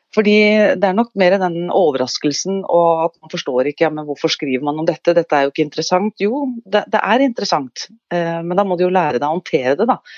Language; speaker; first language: Norwegian; native; Norwegian